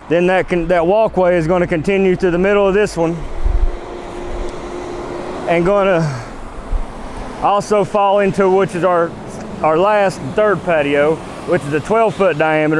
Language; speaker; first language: English; native; English